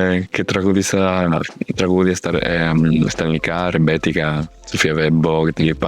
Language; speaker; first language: Greek; non-native, fluent; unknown